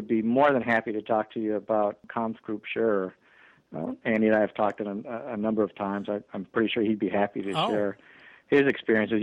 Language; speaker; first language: English; native; English